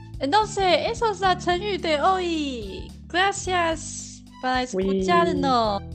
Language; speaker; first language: Spanish; non-native, learner; Chinese